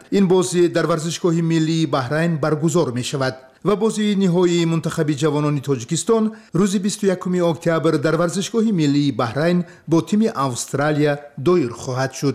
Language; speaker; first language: Persian; native; Persian